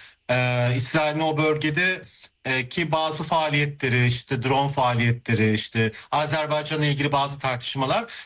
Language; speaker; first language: Turkish; native; Turkish